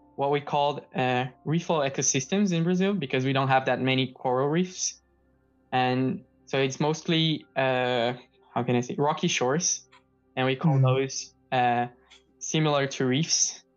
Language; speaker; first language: English; non-native, fluent; Portuguese